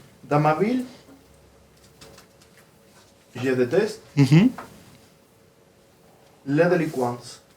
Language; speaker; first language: French; non-native, learner; Spanish